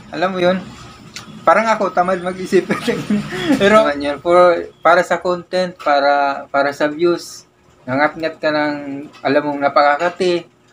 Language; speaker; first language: Filipino; non-native, local second language; Cebuano